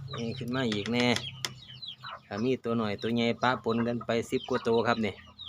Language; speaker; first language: Thai; native; Thai